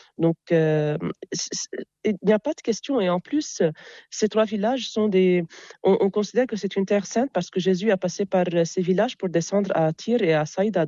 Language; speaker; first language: French; non-native, local second language; Arabic